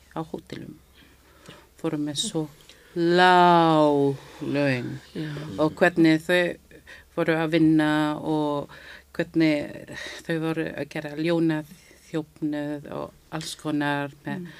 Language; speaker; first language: Icelandic; non-native, fluent; Filipino